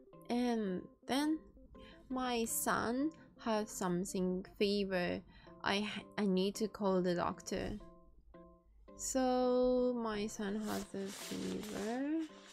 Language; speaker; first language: English; non-native, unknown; Japanese